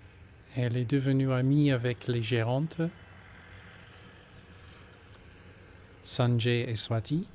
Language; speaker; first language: French; non-native, fluent; English